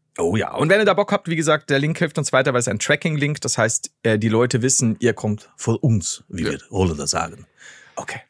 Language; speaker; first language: German; native; German